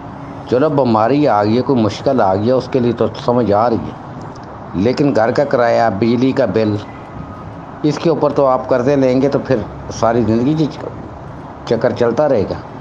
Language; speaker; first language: Urdu; native; Urdu